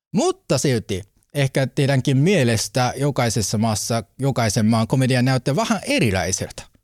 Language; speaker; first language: Finnish; non-native, learner; Japanese